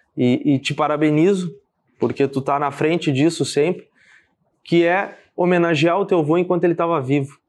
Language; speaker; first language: Portuguese; native; Portuguese